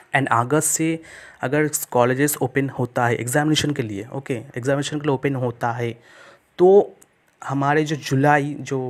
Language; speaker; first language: Hindi; non-native, local second language; Bangla